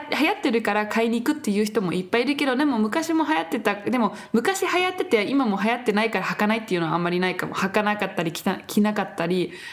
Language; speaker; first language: Japanese; early bilingual, heritage; Japanese